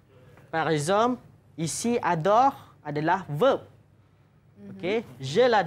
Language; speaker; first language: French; non-native, fluent; Malay